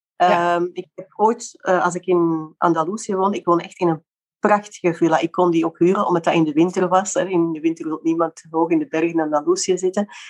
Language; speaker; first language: Dutch; native; Dutch